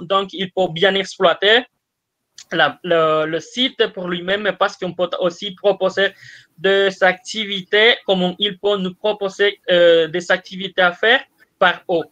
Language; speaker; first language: French; non-native, fluent; Spanish